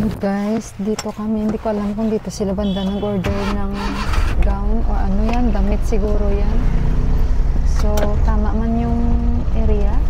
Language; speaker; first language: Filipino; native; Filipino